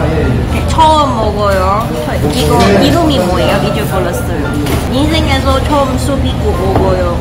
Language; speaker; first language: Korean; non-native, learner; Cantonese